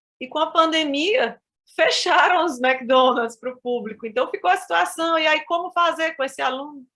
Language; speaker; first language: Portuguese; native; Portuguese